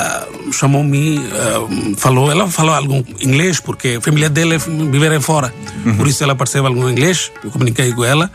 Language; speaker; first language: Portuguese; non-native, learner; Bangla